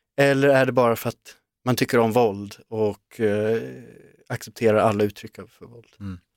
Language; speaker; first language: Swedish; native; Swedish